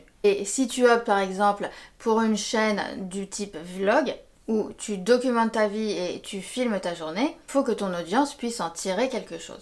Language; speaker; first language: French; native; French